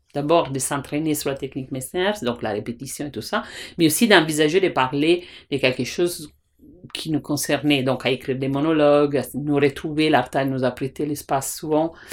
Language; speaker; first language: French; non-native, fluent; Italian